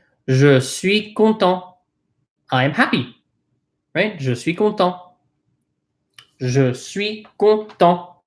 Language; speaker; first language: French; non-native, fluent; English